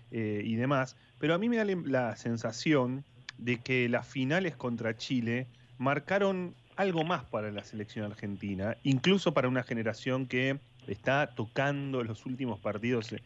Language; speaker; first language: Spanish; native; Spanish